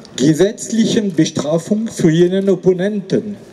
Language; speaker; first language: German; non-native, fluent; French